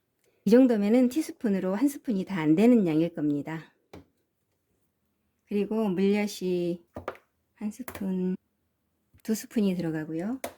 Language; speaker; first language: Korean; native; Korean